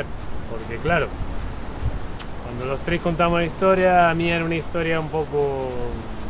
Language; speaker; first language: Portuguese; non-native, fluent; Spanish